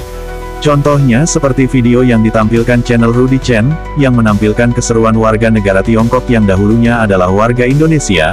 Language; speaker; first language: Indonesian; native; Indonesian